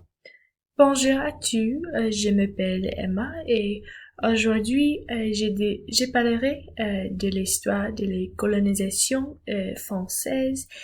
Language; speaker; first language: French; non-native, learner; English